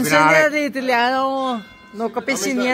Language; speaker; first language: Italian; non-native, learner; Hindi